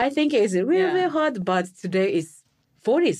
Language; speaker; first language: English; non-native, learner; Japanese